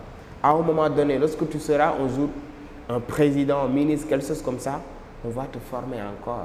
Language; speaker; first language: French; non-native, local second language; Wolof